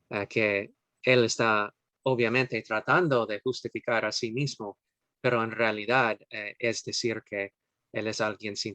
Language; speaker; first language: Spanish; non-native, fluent; English